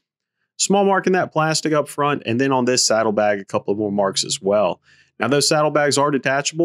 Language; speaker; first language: English; native; English